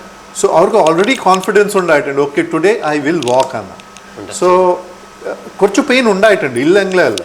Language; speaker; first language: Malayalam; non-native, local second language; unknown